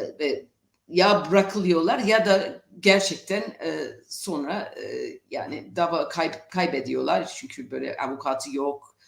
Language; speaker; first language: Turkish; non-native, fluent; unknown